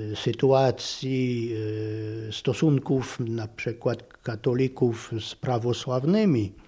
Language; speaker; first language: Polish; non-native, fluent; French